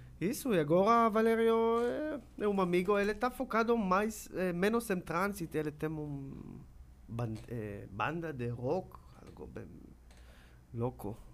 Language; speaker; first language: Portuguese; non-native, learner; Hebrew